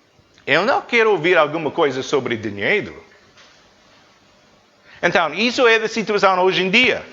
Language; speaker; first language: Portuguese; non-native, fluent; English